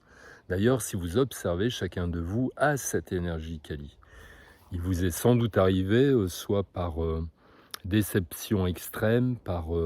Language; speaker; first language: French; native; French